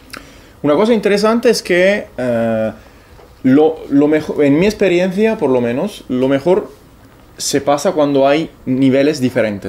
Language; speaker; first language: Spanish; non-native, fluent; Italian